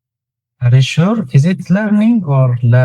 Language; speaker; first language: English; non-native, fluent; Tigrinya